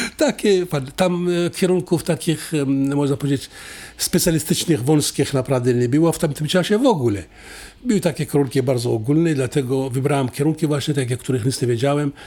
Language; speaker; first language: Polish; non-native, fluent; Assyrian Neo-Aramaic